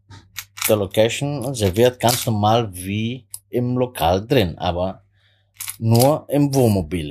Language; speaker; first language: German; non-native, fluent; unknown